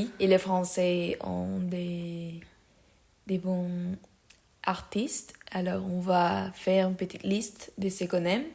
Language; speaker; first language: French; non-native, learner; Spanish